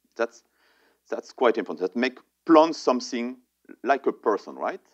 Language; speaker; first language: English; non-native, fluent; French